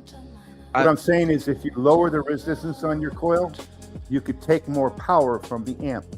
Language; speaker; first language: English; native; English